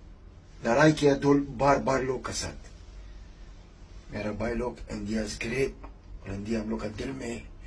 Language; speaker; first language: Hindi; non-native, fluent; Arabic